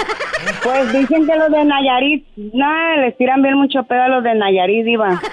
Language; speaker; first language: Spanish; native; Spanish